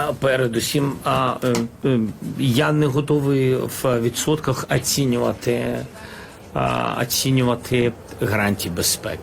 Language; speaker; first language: Ukrainian; non-native, local second language; Russian